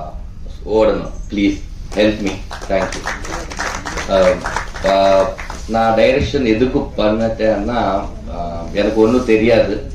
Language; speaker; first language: Tamil; non-native, learner; Telugu